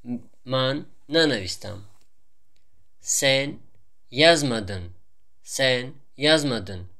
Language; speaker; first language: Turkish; non-native, fluent; Tajik